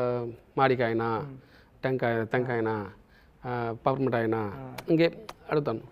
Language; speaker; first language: Telugu; non-native, local second language; Tamil